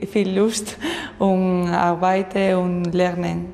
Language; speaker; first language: German; non-native, learner; Spanish